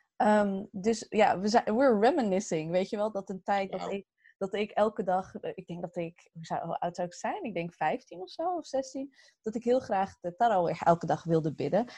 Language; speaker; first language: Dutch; early bilingual, other home language; Arabic